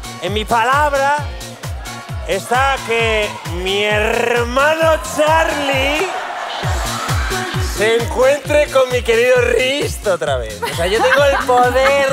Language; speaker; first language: Spanish; native; Spanish